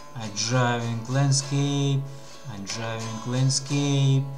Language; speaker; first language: English; non-native, learner; Russian